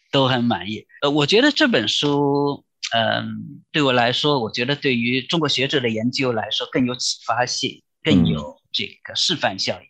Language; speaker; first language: Chinese; native; Chinese